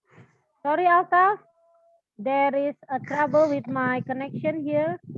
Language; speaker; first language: English; non-native, fluent; Indonesian